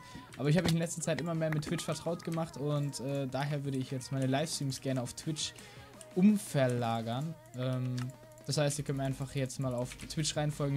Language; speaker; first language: German; native; German